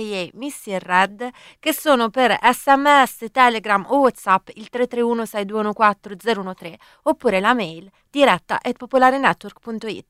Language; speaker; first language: Italian; native; Italian